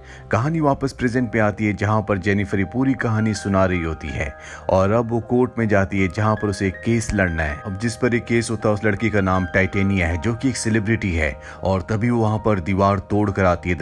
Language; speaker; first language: Hindi; native; Hindi